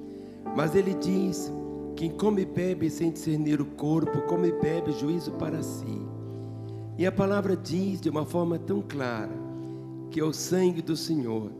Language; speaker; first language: Portuguese; native; Portuguese